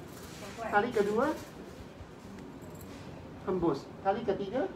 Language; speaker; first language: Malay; non-native, local second language; Cantonese